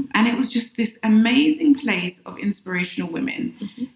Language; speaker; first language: English; native; English